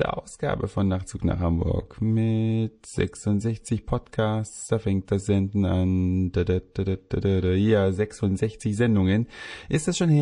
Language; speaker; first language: German; native; German